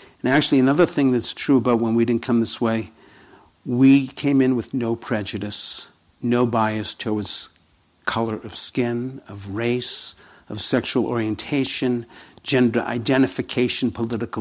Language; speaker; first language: English; native; English